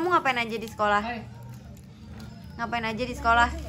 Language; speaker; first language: Indonesian; native; Indonesian